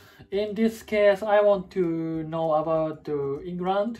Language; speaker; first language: English; non-native, learner; Japanese